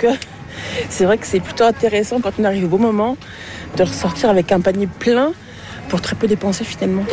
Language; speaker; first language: French; native; French